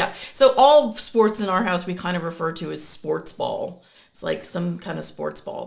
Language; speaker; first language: English; native; English